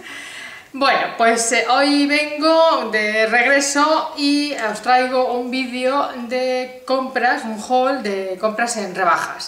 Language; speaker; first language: Spanish; native; Spanish